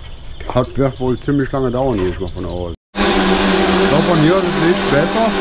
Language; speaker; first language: German; native; German